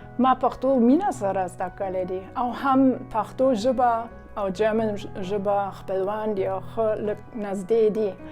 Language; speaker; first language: Pashto; non-native, fluent; German